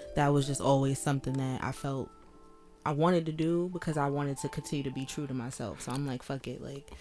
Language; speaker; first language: English; native; English